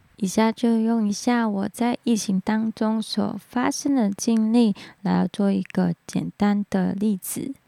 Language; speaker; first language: Chinese; non-native, local second language; Cantonese